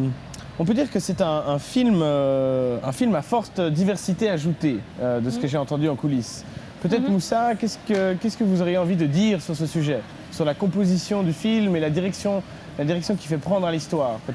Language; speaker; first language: French; native; French